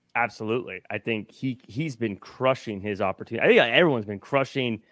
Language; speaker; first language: English; native; English